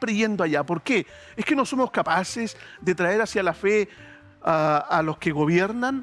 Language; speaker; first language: Spanish; native; Spanish